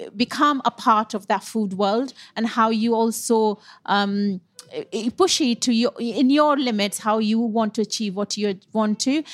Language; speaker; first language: English; non-native, local second language; Punjabi